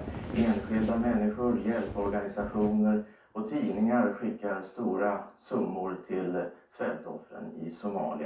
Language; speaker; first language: Swedish; native; Swedish